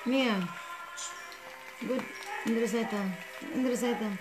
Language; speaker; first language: German; non-native, learner; Cebuano